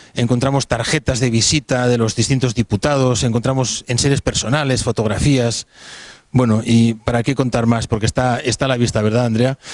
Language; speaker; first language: Spanish; native; Spanish